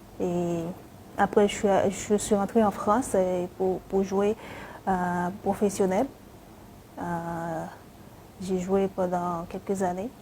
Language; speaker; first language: French; non-native, local second language; Haitian Creole